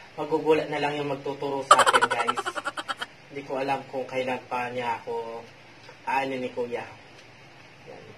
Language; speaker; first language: Filipino; non-native, local second language; Pampanga